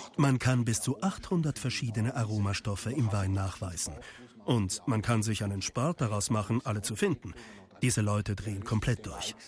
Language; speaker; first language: German; native; German